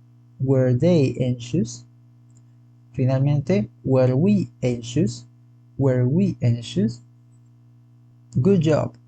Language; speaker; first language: English; non-native, fluent; Spanish